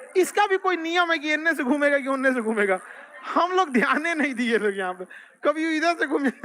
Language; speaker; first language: Hindi; native; Hindi